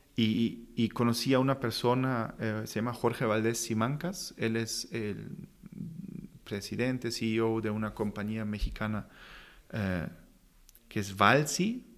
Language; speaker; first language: Spanish; non-native, fluent; German